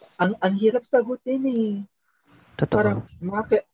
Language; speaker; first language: Filipino; non-native, local second language; Bikol